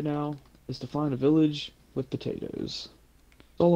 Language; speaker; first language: English; native; English